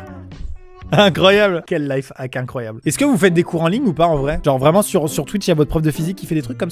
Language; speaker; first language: French; native; French